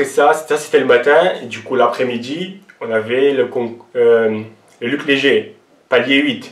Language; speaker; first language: French; non-native, local second language; Armenian